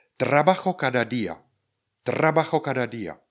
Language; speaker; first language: Spanish; non-native, fluent; Czech